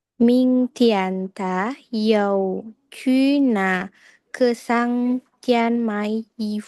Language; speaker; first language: Chinese; non-native, learner; Indonesian